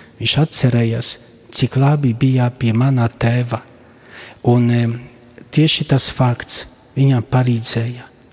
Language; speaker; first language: Latvian; non-native, fluent; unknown